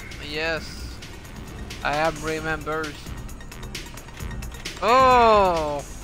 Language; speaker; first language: English; non-native, learner; French